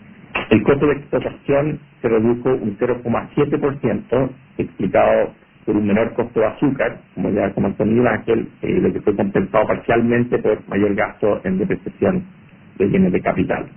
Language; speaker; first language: Spanish; native; Spanish